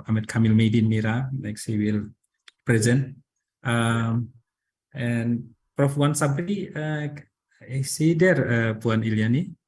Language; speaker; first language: English; non-native, learner; Indonesian